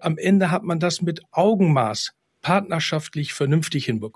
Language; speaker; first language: German; native; German